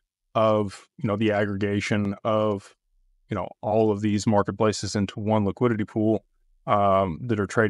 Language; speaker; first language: English; native; English